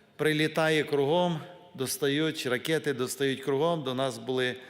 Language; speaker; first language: Ukrainian; native; Ukrainian